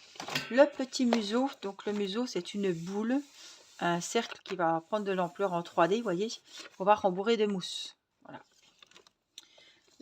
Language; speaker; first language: French; native; French